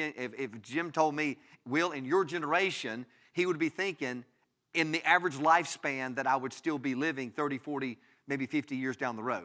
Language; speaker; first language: English; native; English